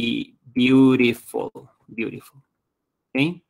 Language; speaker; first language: English; non-native, fluent; Spanish